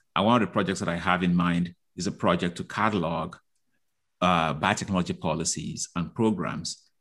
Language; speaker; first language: English; non-native, local second language; Igbo